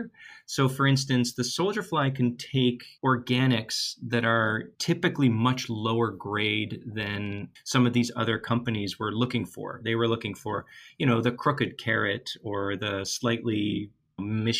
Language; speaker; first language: English; native; English